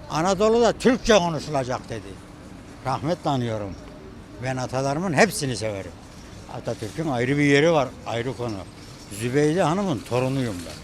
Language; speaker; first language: Turkish; native; Turkish